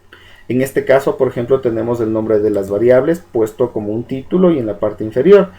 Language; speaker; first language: Spanish; native; Spanish